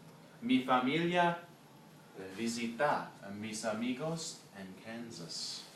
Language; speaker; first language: Spanish; non-native, learner; English